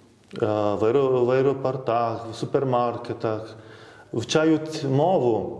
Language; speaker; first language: Ukrainian; non-native, fluent; Lithuanian